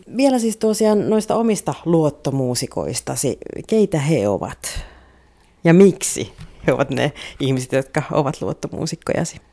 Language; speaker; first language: Finnish; native; Finnish